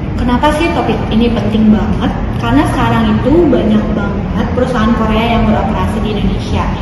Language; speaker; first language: Indonesian; native; Indonesian